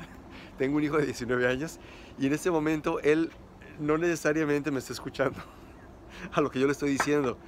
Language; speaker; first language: Spanish; native; Spanish